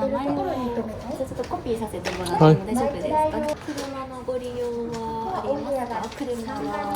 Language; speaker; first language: Japanese; native; Japanese